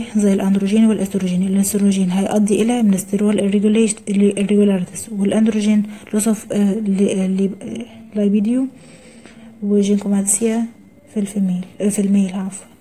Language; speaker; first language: Arabic; native; Arabic